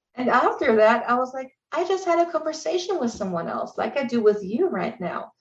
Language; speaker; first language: English; non-native, fluent; German